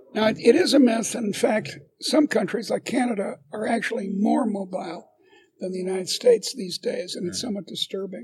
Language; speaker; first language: English; native; English